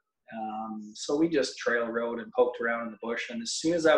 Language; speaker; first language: English; native; English